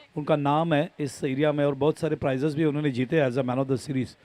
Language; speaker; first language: Hindi; non-native, local second language; Marathi